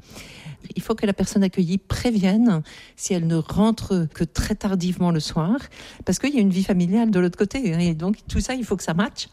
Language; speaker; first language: French; native; French